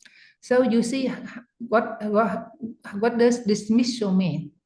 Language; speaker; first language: English; non-native, fluent; Vietnamese